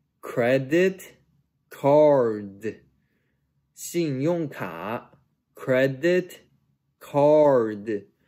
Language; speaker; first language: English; non-native, fluent; Chinese